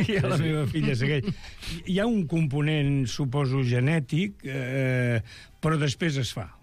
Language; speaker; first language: Catalan; non-native, local second language; Spanish